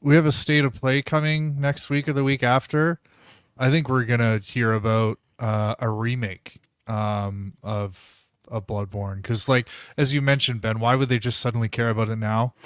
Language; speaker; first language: English; native; English